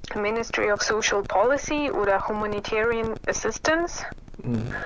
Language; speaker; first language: German; non-native, fluent; Ukrainian